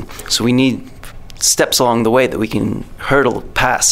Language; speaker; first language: English; native; English